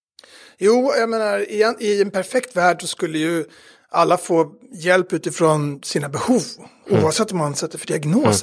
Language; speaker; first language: Swedish; native; Swedish